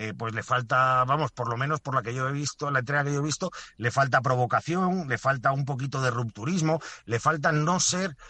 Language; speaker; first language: Spanish; native; Spanish